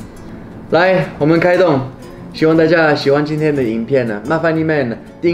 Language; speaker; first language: Chinese; non-native, fluent; French